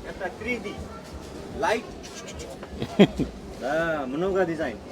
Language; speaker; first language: Russian; non-native, learner; Thai